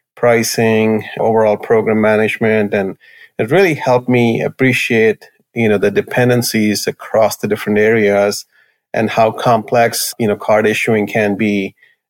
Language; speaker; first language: English; non-native, local second language; Hindi